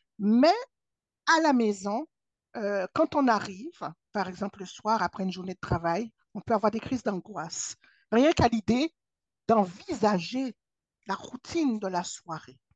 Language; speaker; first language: French; native; French